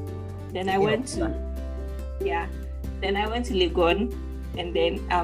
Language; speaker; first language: English; non-native, local second language; Akan